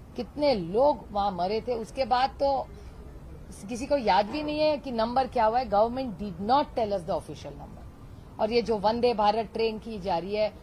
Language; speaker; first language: Hindi; non-native, local second language; Marathi